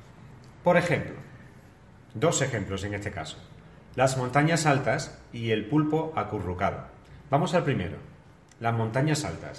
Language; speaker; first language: Spanish; native; Spanish